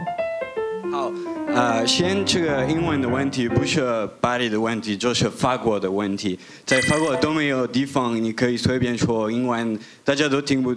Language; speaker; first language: Chinese; non-native, fluent; French